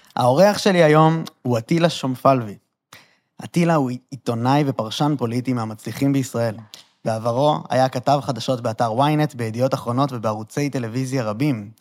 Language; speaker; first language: Hebrew; native; Hebrew